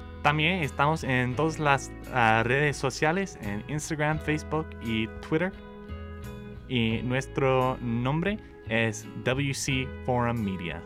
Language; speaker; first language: Spanish; non-native, learner; English